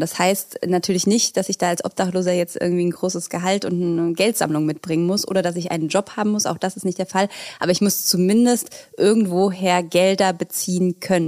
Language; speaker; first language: German; native; German